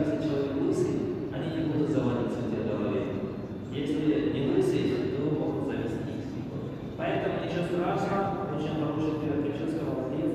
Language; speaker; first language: Russian; non-native, local second language; Kyrgyz